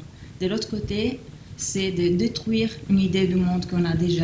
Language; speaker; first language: French; non-native, fluent; Italian